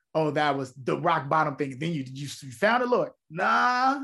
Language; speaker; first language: English; native; English